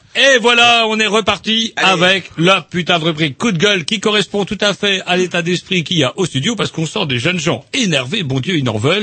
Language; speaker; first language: French; native; French